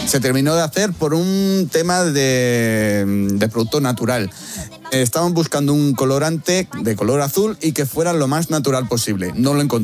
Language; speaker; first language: Spanish; native; Spanish